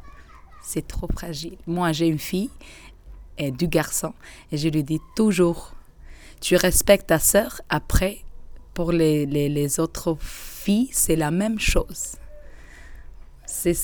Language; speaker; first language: French; non-native, learner; Albanian